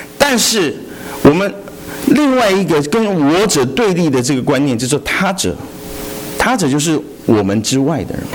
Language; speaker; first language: Chinese; native; Chinese